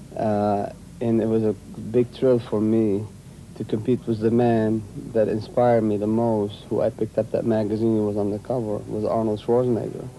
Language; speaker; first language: English; non-native, fluent; Arabic